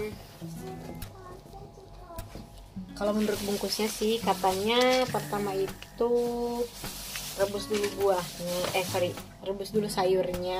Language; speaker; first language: Indonesian; native; Indonesian